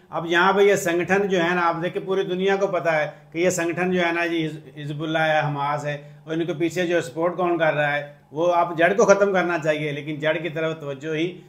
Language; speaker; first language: Urdu; non-native, local second language; Punjabi